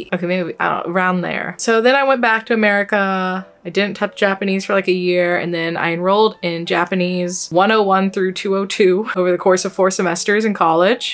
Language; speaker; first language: English; native; English